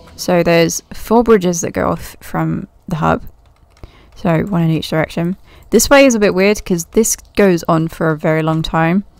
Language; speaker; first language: English; native; English